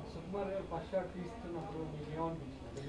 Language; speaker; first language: Telugu; native; Telugu